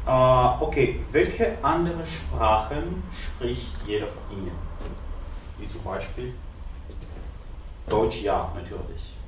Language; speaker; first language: German; non-native, fluent; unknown